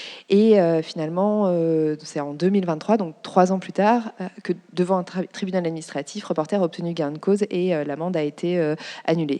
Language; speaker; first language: French; native; French